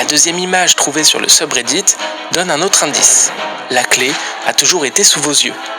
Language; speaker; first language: French; native; French